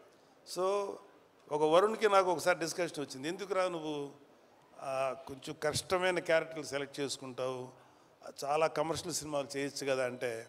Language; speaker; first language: Telugu; native; Telugu